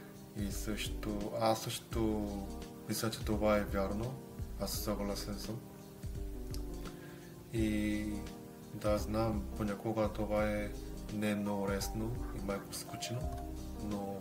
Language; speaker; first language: Bulgarian; non-native, learner; Korean